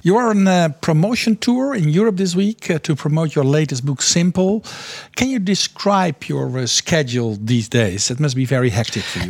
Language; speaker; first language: English; non-native, fluent; Dutch